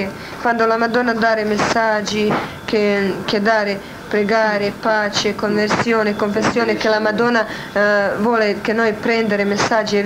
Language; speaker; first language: Italian; non-native, learner; Croatian